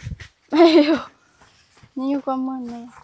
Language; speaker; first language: Chinese; non-native, learner; Lao